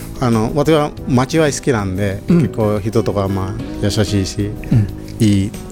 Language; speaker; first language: Japanese; non-native, fluent; Sinhala